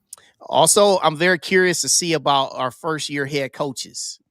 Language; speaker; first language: English; native; English